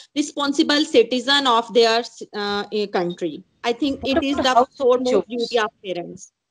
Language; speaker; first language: English; non-native, local second language; Punjabi